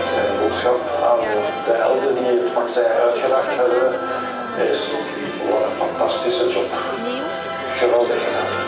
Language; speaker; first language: Dutch; native; Dutch